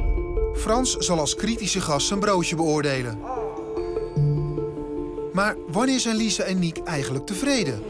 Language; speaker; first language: Dutch; native; Dutch